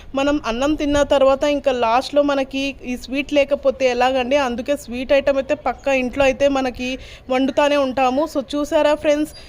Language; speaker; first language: Telugu; non-native, local second language; Urdu